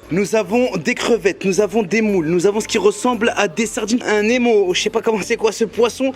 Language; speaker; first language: French; early bilingual, other home language; Riffian